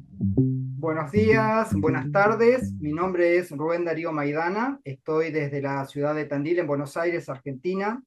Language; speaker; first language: Spanish; native; Spanish